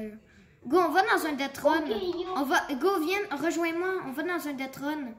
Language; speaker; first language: French; native; French